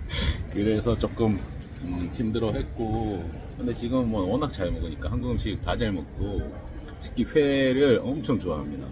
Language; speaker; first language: Korean; native; Korean